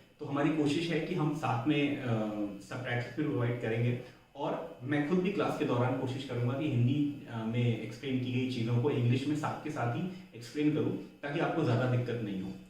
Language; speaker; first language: Hindi; native; Hindi